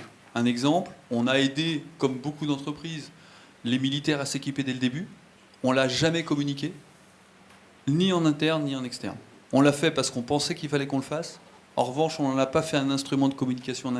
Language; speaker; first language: French; native; French